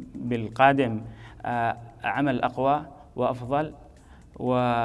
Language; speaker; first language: Arabic; native; Arabic